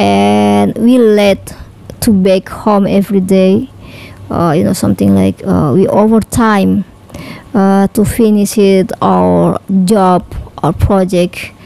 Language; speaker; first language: English; non-native, learner; Indonesian